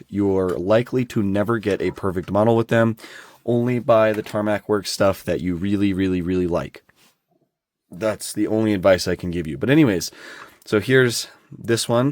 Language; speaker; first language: English; native; English